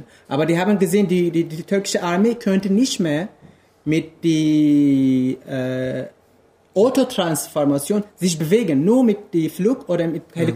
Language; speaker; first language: German; non-native, fluent; Kurdish